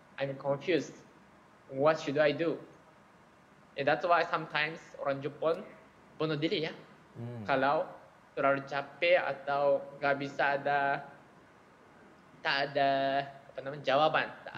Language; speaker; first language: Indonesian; non-native, learner; Japanese